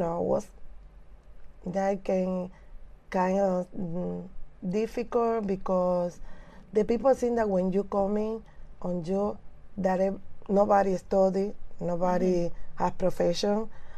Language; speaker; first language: English; non-native, learner; Spanish